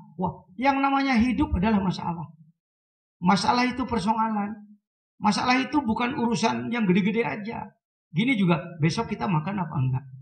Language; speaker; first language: Indonesian; non-native, local second language; Sundanese